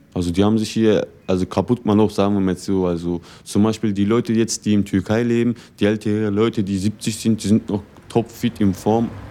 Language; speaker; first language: German; early bilingual, other home language; Turkish